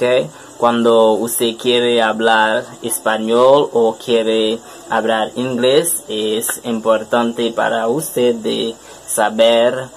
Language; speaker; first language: Spanish; non-native, learner; French